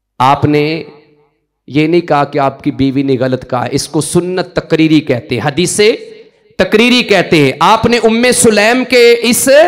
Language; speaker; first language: Urdu; non-native, local second language; Punjabi